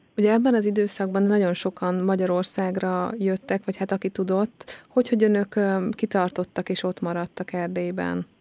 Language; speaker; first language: Hungarian; native; Hungarian